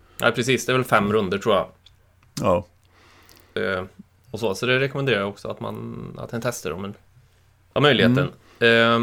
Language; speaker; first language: Swedish; native; Swedish